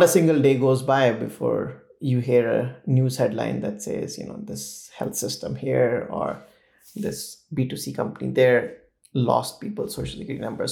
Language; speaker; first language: English; non-native, local second language; Hindi